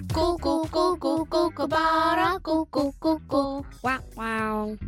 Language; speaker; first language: Russian; early bilingual, heritage; Russian